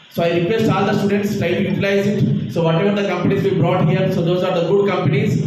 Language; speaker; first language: English; non-native, local second language; Telugu